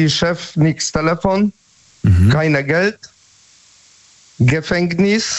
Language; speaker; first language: German; non-native, learner; Polish